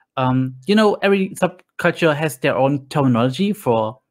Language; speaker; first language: English; non-native, fluent; German